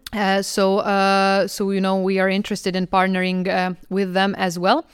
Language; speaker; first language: English; non-native, fluent; Lithuanian